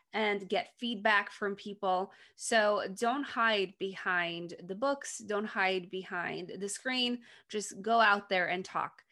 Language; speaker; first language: English; non-native, fluent; Polish